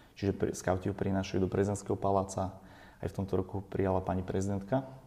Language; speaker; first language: Slovak; native; Slovak